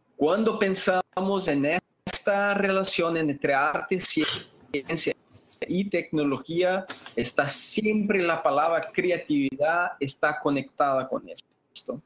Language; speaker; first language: Spanish; non-native, fluent; Portuguese